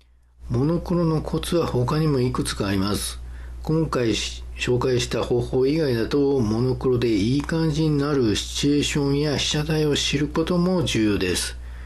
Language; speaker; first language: Japanese; native; Japanese